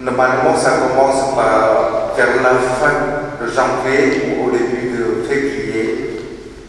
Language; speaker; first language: French; non-native, fluent; Vietnamese